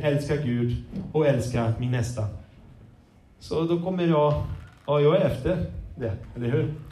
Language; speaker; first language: Swedish; non-native, fluent; Portuguese